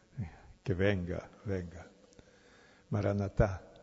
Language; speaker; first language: Italian; native; Italian